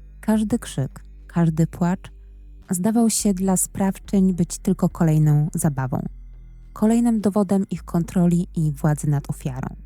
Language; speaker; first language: Polish; native; Polish